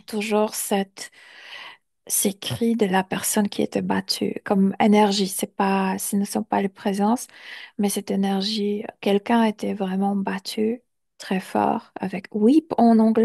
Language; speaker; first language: French; non-native, fluent; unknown